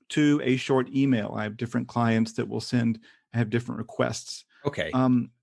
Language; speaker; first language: English; native; English